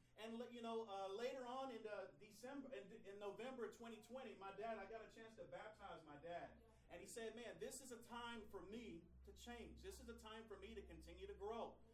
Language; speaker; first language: English; native; English